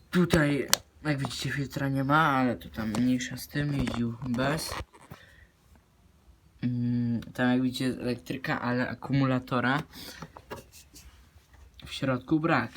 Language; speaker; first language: Polish; native; Polish